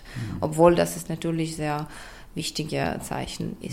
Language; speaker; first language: German; non-native, fluent; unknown